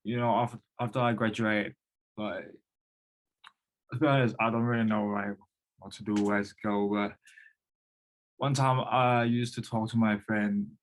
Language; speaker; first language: English; non-native, fluent; Thai